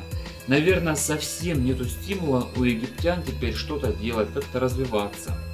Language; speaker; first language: Russian; native; Russian